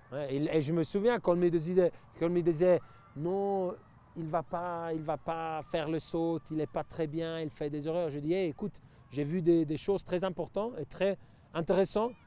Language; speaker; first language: French; non-native, local second language; Italian